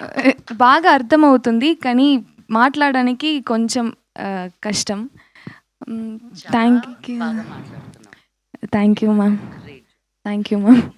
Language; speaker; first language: Telugu; early bilingual, heritage; Tamil